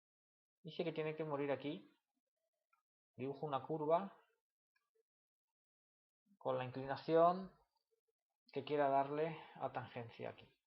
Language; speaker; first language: Spanish; native; Spanish